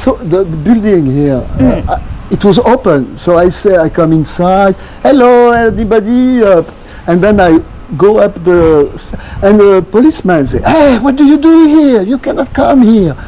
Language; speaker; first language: English; non-native, learner; French